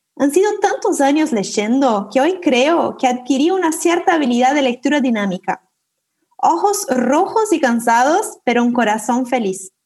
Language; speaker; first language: Spanish; non-native, fluent; Portuguese